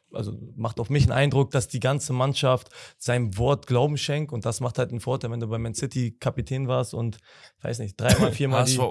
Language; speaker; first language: German; native; German